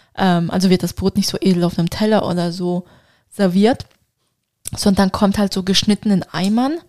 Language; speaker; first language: German; non-native, fluent; Turkish